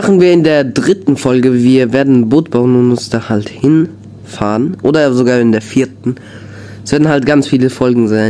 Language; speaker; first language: German; early bilingual, other home language; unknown